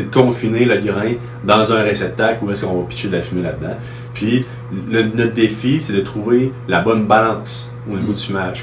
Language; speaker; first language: French; native; French